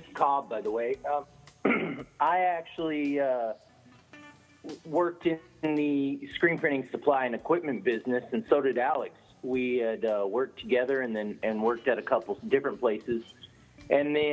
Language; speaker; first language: English; native; English